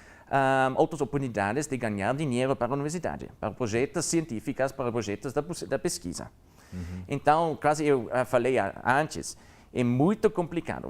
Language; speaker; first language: Portuguese; non-native, learner; German